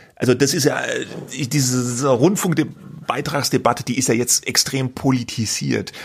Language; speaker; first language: German; native; German